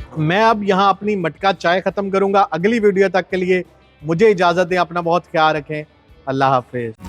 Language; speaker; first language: Urdu; native; Urdu